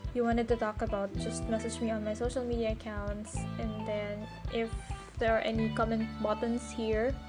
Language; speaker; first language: English; non-native, local second language; Cebuano